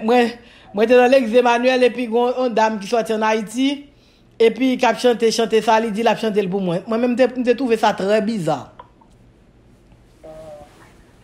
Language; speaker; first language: French; non-native, local second language; Haitian Creole